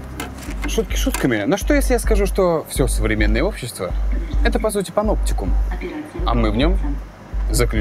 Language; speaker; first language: Russian; native; Russian